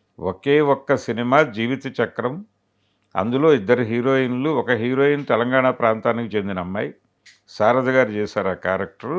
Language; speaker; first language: Telugu; native; Telugu